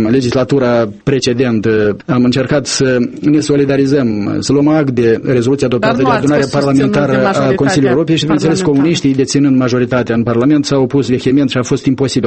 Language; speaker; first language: Romanian; native; Romanian